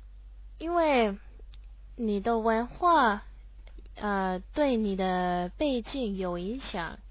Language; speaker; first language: Chinese; non-native, learner; English